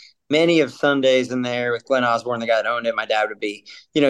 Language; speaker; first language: English; native; English